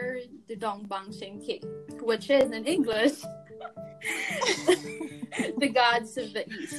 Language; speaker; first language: English; non-native, local second language; Filipino